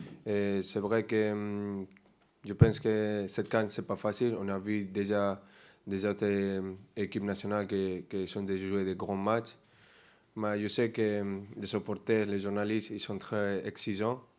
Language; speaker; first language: French; non-native, fluent; Spanish